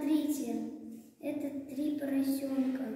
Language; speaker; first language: Russian; non-native, local second language; Kazakh